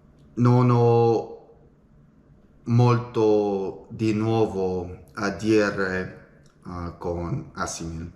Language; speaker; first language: Italian; non-native, learner; English